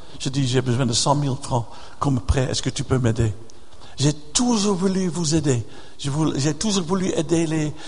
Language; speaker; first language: French; non-native, fluent; Dutch